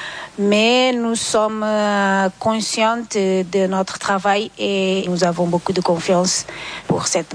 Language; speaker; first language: French; non-native, learner; Portuguese